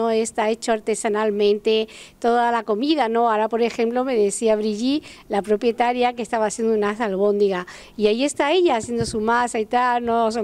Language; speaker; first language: Spanish; native; Spanish